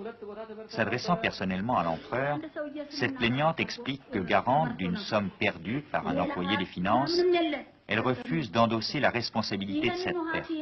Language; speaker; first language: French; native; French